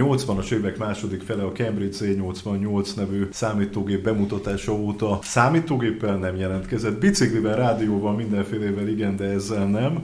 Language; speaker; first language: Hungarian; native; Hungarian